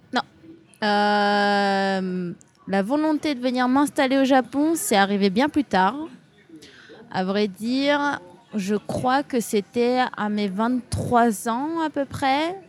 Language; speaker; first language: French; native; French